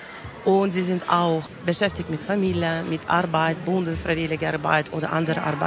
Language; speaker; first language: German; non-native, learner; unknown